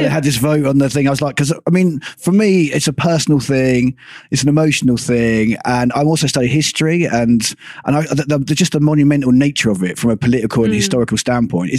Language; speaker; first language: English; native; English